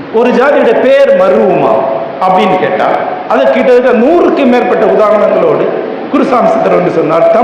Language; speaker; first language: Tamil; non-native, local second language; Malayalam